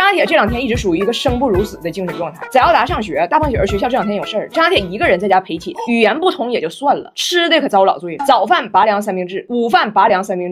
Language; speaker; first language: Chinese; native; Chinese